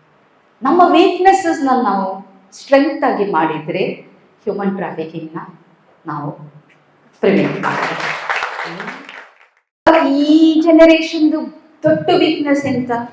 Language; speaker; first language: Kannada; non-native, local second language; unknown